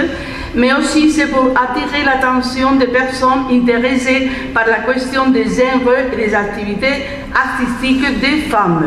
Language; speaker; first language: French; non-native, fluent; Spanish